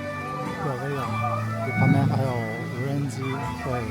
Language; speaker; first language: Chinese; native; Chinese